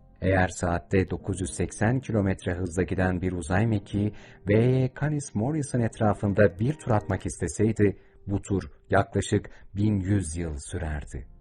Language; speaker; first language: Turkish; native; Turkish